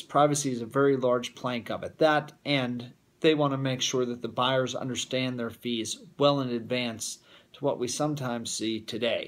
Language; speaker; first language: English; native; English